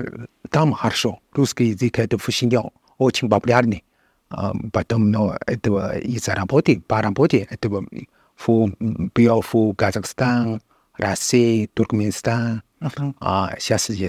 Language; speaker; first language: Russian; non-native, learner; Chinese